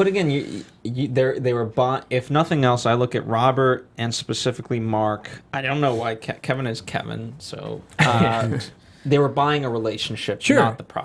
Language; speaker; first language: English; native; English